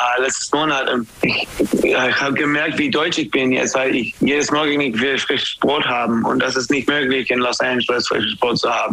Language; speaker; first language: German; non-native, learner; English